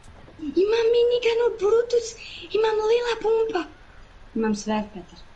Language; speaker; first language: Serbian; early bilingual, heritage; Serbian